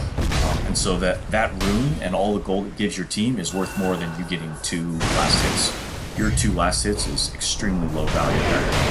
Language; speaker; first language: English; native; English